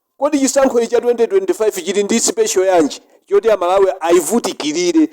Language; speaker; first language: Nyanja; native; Nyanja